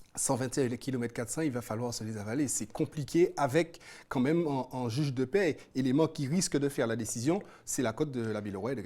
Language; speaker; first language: French; native; French